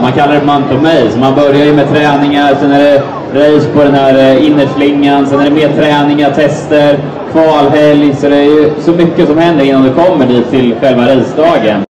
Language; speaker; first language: Swedish; native; Swedish